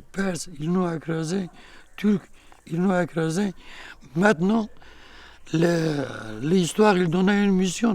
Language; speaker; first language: French; non-native, learner; Kurdish